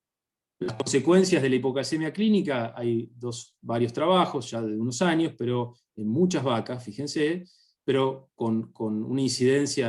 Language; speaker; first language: Spanish; native; Spanish